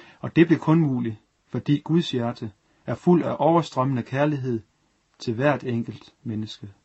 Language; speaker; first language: Danish; native; Danish